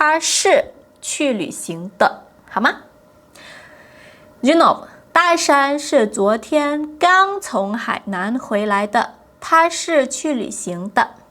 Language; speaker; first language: Chinese; non-native, fluent; Portuguese